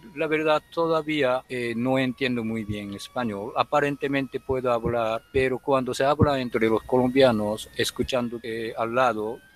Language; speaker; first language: Spanish; non-native, fluent; Japanese